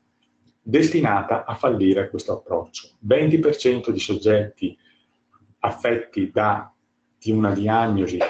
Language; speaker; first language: Italian; native; Italian